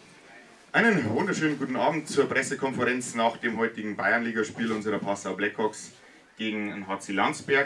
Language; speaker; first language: German; native; German